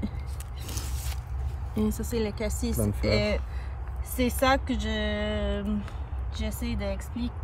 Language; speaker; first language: French; non-native, learner; English